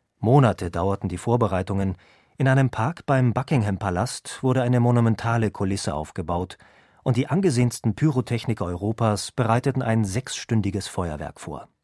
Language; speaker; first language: German; native; German